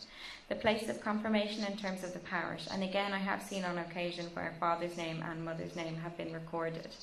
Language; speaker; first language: English; native; English